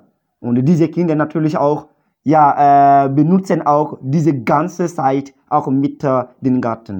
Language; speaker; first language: German; non-native, learner; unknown